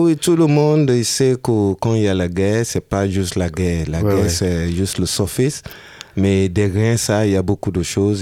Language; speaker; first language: French; non-native, learner; Yoruba